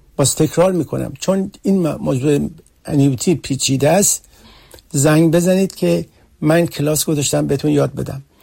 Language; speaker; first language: Persian; early bilingual, heritage; Persian